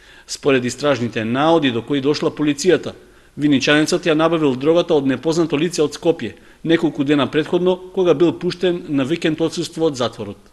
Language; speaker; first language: Macedonian; native; Macedonian